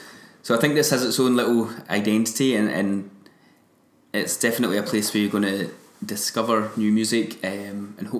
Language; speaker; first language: English; native; English